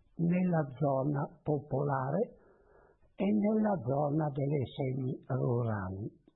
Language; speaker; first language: Italian; native; Italian